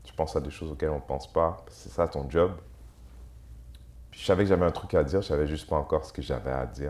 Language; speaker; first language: French; early bilingual, other home language; Haitian Creole